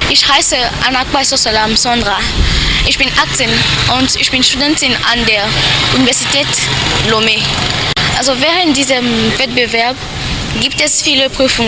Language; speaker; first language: German; non-native, learner; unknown